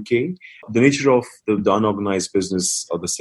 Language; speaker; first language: English; non-native, local second language; Hindi